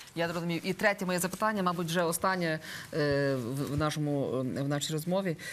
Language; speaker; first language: Ukrainian; native; Ukrainian